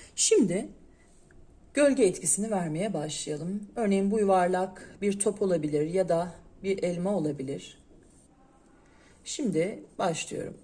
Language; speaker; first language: Turkish; native; Turkish